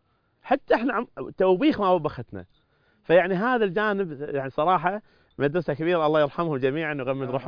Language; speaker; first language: Arabic; native; Arabic